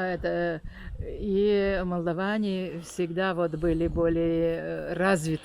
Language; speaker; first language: Russian; non-native, local second language; Romanian